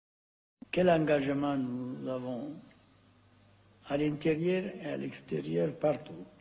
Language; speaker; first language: French; non-native, fluent; Amharic